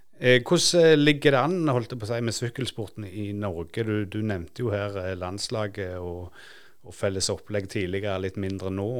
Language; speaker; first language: Norwegian; native; Norwegian